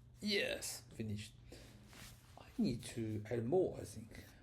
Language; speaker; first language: English; non-native, learner; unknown